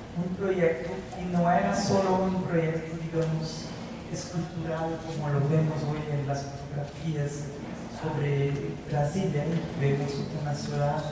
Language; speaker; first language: Spanish; non-native, fluent; Portuguese